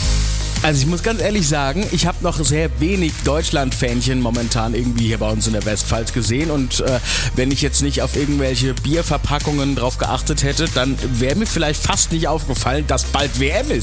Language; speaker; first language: German; native; German